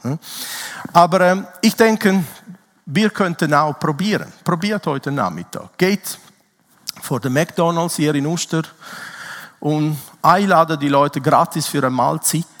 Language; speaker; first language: German; non-native, fluent; Italian